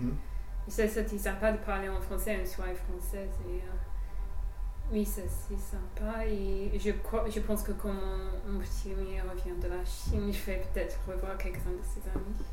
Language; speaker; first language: French; non-native, fluent; English